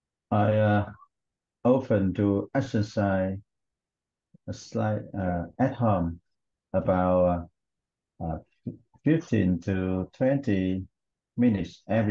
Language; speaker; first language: English; non-native, learner; Vietnamese